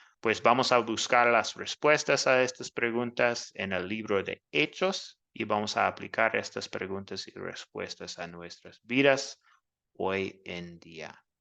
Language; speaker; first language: Spanish; non-native, learner; English